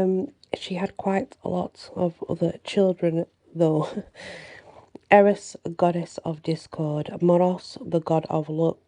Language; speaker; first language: English; native; English